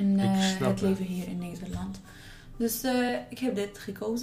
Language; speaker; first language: Dutch; non-native, learner; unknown